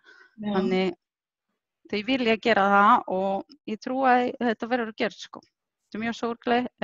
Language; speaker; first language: Icelandic; non-native, fluent; Polish